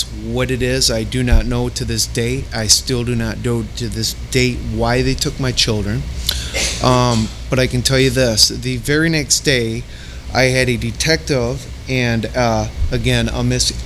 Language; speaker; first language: English; native; English